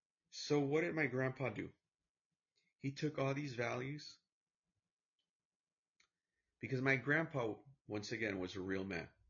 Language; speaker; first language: English; early bilingual, other home language; Spanish